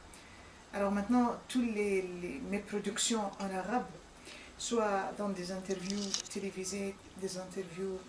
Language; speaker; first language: French; non-native, fluent; Arabic